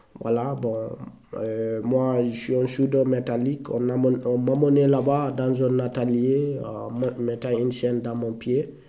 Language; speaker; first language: French; non-native, local second language; Fula